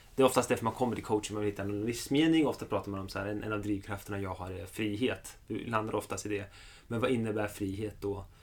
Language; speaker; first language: Swedish; early bilingual, other home language; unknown